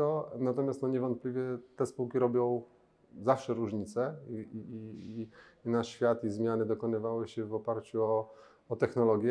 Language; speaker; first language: Polish; native; Polish